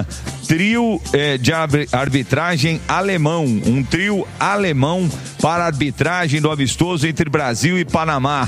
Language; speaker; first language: Portuguese; native; Portuguese